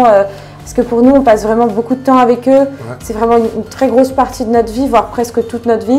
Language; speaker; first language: French; native; French